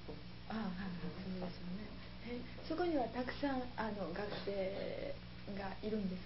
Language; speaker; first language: Japanese; native; Japanese